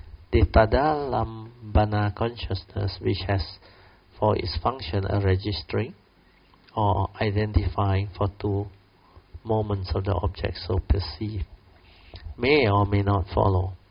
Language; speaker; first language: English; non-native, local second language; Min Nan Chinese